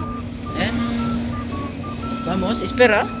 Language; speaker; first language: Spanish; non-native, learner; Filipino